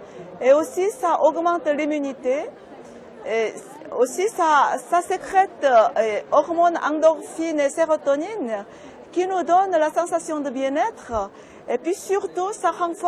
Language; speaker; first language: French; non-native, fluent; Korean